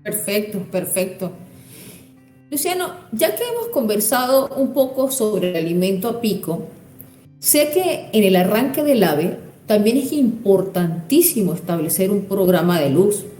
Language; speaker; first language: Spanish; native; Spanish